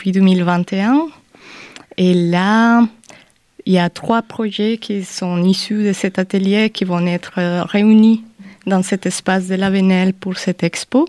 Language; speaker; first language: French; non-native, fluent; Spanish